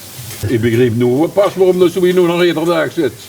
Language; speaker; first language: Dutch; native; Dutch